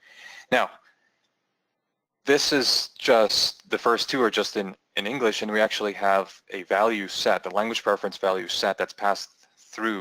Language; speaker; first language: English; native; English